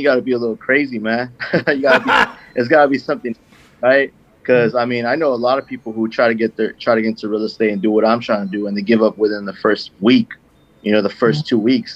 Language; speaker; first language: English; native; English